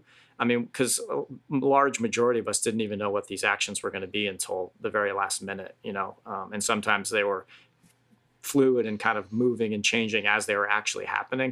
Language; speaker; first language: English; native; English